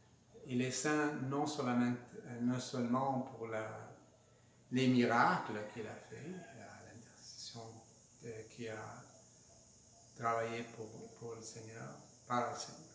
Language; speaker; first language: French; non-native, learner; Spanish